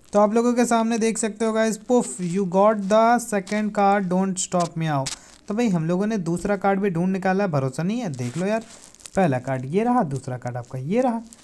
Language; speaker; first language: Hindi; native; Hindi